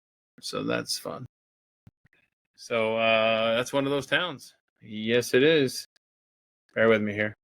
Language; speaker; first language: English; native; English